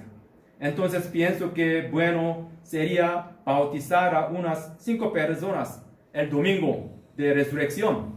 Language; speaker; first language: Spanish; non-native, learner; Korean